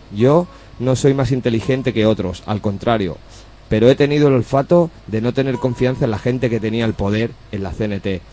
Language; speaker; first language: Spanish; native; Spanish